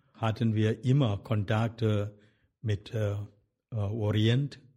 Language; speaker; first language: German; non-native, fluent; Malayalam